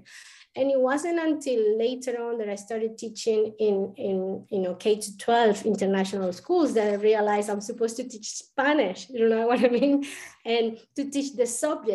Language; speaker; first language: English; non-native, fluent; Spanish